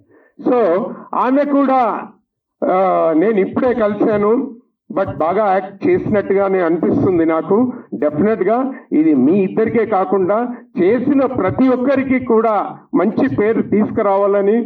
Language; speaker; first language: Telugu; native; Telugu